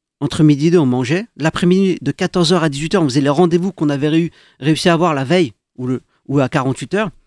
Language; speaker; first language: French; early bilingual, other home language; Arabic